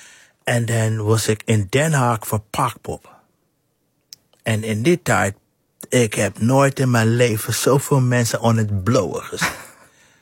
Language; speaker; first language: Dutch; non-native, fluent; English